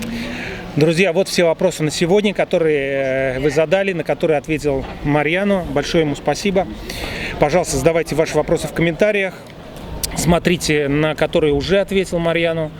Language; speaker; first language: Russian; native; Russian